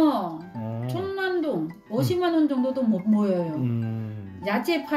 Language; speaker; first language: Korean; non-native, local second language; Vietnamese